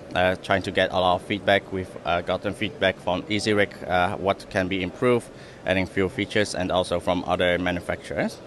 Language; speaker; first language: English; non-native, fluent; Dutch